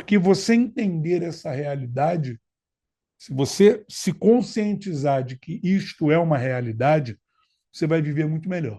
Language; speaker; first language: Portuguese; native; Portuguese